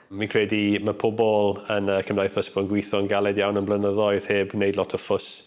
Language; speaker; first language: Welsh; non-native, local second language; English